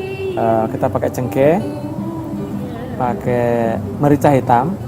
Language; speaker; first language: Indonesian; native; Indonesian